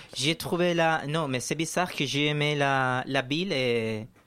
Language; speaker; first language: French; non-native, fluent; Spanish